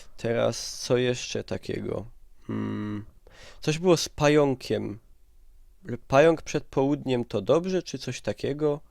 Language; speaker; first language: Polish; native; Polish